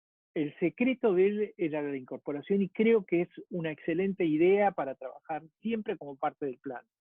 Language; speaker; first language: Spanish; native; Spanish